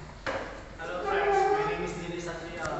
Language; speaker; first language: English; non-native, learner; Indonesian